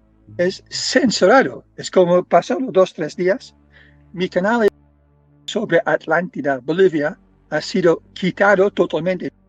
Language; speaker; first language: Spanish; non-native, fluent; English